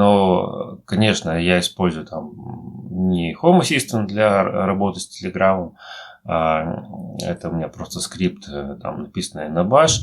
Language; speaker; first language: Russian; native; Russian